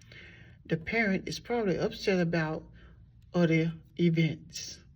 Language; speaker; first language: English; native; English